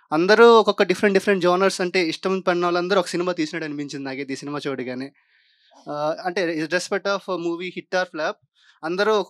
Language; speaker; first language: Telugu; native; Telugu